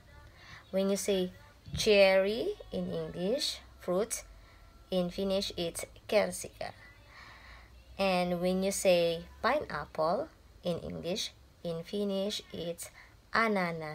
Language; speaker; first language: English; non-native, local second language; Filipino